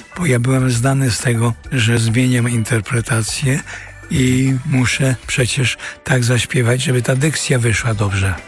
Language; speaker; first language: Polish; early bilingual, heritage; Polish